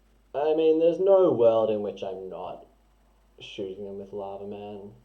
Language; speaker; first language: English; native; English